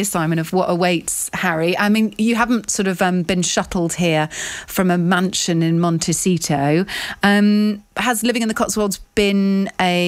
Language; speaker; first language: English; native; English